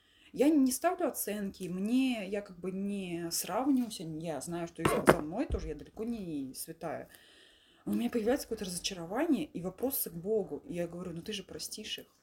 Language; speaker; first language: Russian; native; Russian